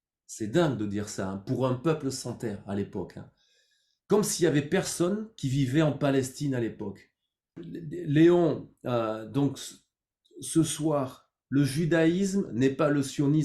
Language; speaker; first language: French; native; French